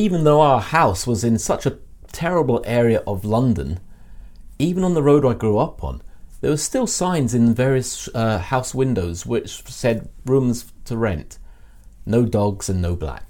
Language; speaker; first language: English; native; English